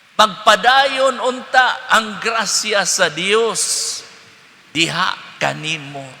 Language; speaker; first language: Cebuano; native; Cebuano